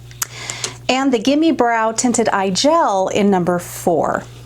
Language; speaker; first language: English; native; English